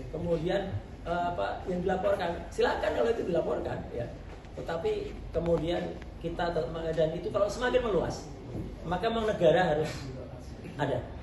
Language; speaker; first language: Indonesian; non-native, local second language; Javanese